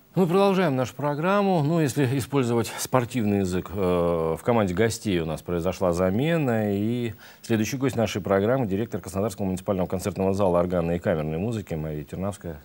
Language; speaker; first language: Russian; native; Russian